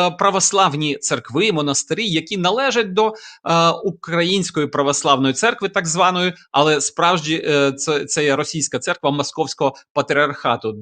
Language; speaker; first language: Ukrainian; native; Ukrainian